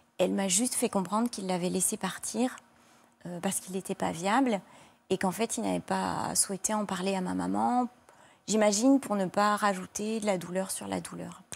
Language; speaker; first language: French; native; French